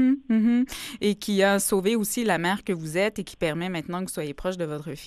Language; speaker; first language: French; native; French